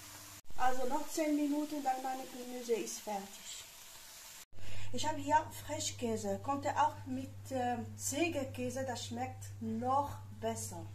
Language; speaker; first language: German; non-native, fluent; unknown